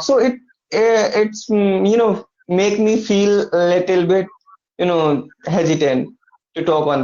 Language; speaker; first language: English; non-native, learner; Hindi